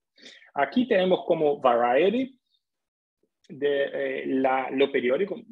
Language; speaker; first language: Spanish; non-native, fluent; Portuguese